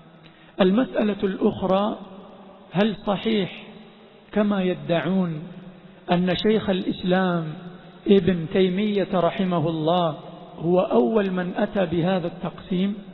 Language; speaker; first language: Arabic; non-native, fluent; Swahili